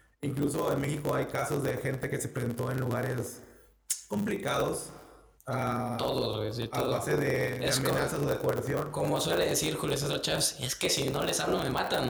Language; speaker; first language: Spanish; native; Spanish